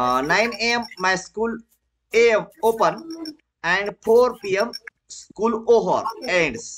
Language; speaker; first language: English; non-native, learner; Marathi